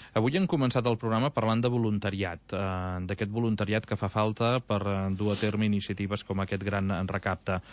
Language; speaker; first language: Catalan; native; Catalan